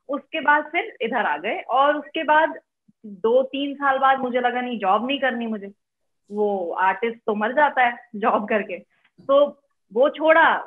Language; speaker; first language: Hindi; native; Hindi